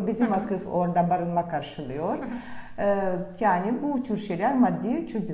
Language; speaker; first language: Turkish; non-native, fluent; Russian